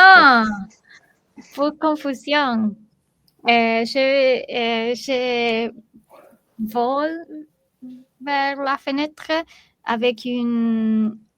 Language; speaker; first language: French; non-native, learner; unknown